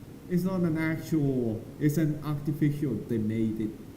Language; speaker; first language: English; non-native, learner; Thai